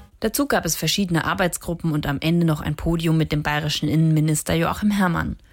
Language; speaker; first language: German; native; German